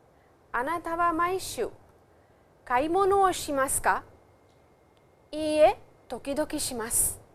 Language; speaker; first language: Japanese; non-native, fluent; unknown